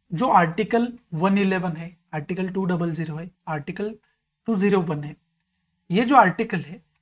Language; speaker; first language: Hindi; non-native, local second language; Marathi